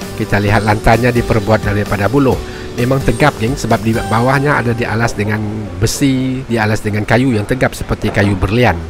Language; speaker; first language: Malay; native; Malay